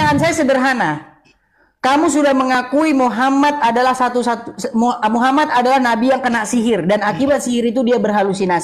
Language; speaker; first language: Indonesian; native; Indonesian